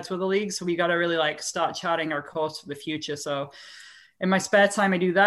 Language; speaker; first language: English; native; English